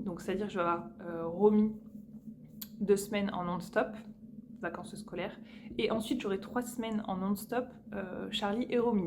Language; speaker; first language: French; native; French